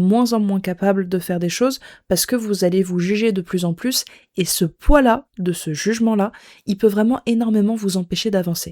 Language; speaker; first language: French; native; French